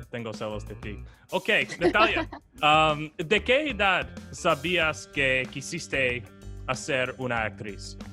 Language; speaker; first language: Spanish; non-native, learner; English